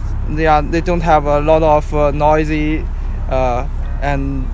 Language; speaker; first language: English; non-native, learner; Chinese